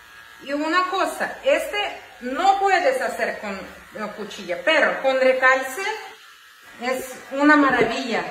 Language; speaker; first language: Spanish; non-native, learner; Ukrainian